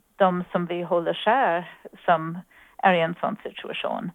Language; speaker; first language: Swedish; non-native, fluent; English